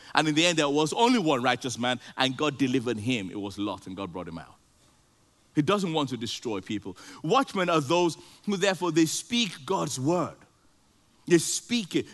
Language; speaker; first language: English; non-native, local second language; Yoruba